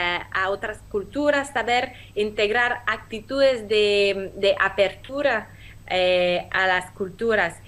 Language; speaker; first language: Spanish; non-native, fluent; French